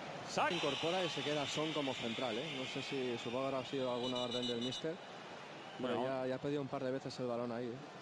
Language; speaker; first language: Spanish; native; Spanish